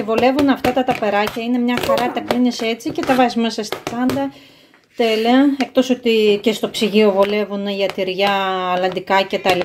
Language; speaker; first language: Greek; native; Greek